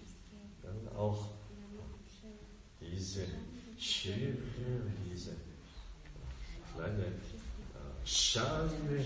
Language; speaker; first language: German; non-native, fluent; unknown